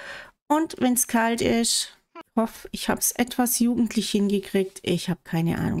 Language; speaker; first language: German; native; German